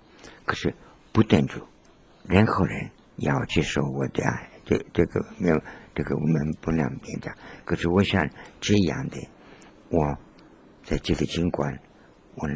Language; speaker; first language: Chinese; non-native, learner; Spanish